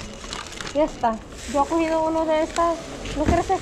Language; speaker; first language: Spanish; non-native, learner; Filipino